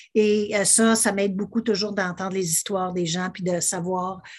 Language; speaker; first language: French; native; French